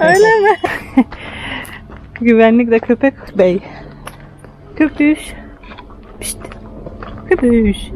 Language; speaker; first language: Turkish; non-native, fluent; Slovenian